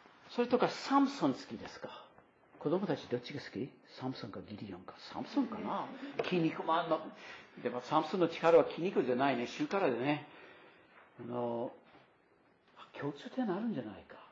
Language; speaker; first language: Japanese; non-native, fluent; English